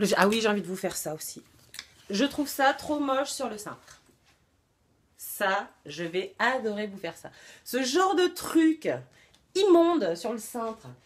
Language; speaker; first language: French; native; French